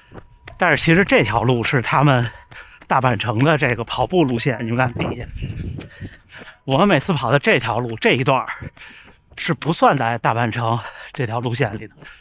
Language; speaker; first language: Chinese; native; Chinese